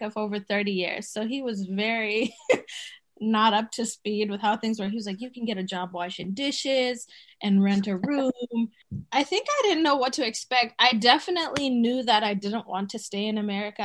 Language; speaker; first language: English; native; English